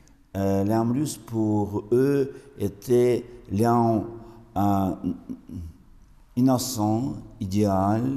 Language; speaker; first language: French; non-native, fluent; Russian